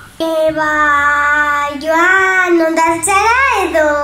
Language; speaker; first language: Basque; non-native, local second language; Spanish